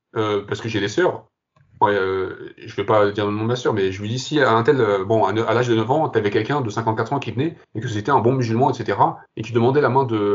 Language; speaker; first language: French; early bilingual, other home language; Kabyle